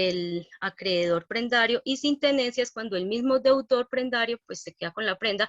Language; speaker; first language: Spanish; native; Spanish